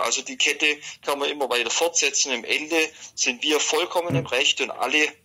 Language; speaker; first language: German; native; German